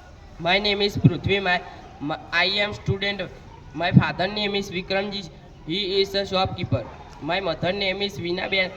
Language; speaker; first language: English; non-native, learner; Gujarati